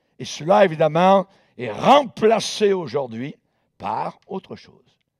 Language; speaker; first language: French; native; French